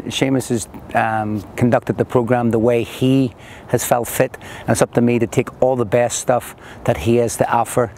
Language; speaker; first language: English; native; English